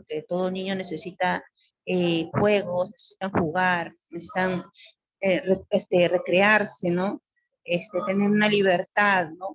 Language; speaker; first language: Spanish; native; Spanish